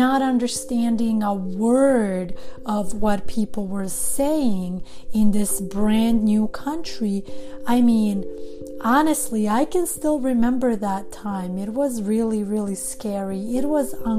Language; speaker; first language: English; non-native, fluent; Serbian